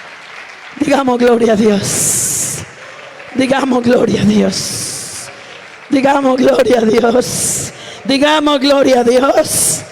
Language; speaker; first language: Spanish; native; Spanish